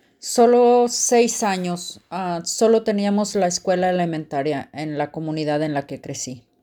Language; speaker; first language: Spanish; native; Spanish